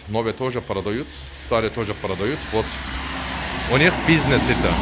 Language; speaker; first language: Russian; non-native, learner; Turkish